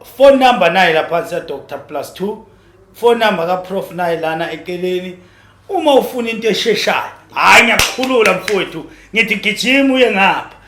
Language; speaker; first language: Zulu; native; Zulu